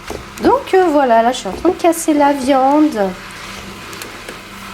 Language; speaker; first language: French; native; French